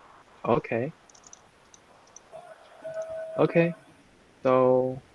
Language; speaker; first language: English; non-native, fluent; Chinese